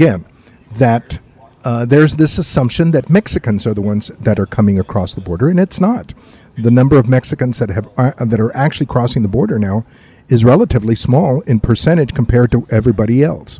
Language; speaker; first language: English; native; English